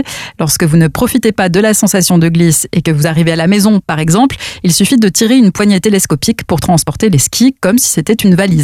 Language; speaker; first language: French; native; French